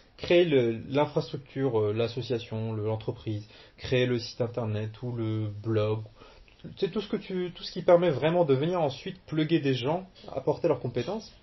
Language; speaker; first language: French; early bilingual, other home language; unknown